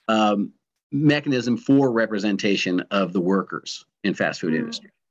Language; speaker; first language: English; native; English